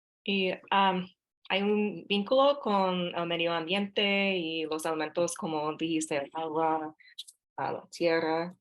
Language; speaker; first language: Spanish; non-native, fluent; English